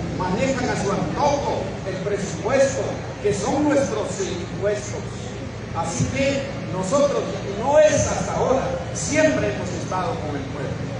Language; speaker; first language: Spanish; non-native, local second language; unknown